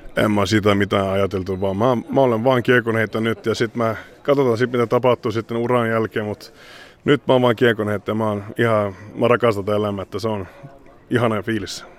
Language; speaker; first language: Finnish; early bilingual, heritage; Swedish